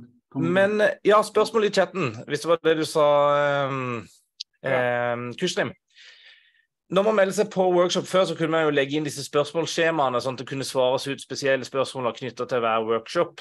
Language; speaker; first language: Norwegian; native; Norwegian